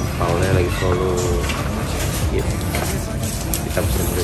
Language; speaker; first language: Indonesian; native; Indonesian